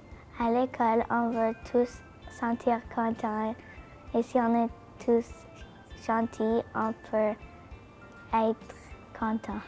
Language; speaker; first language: French; non-native, local second language; English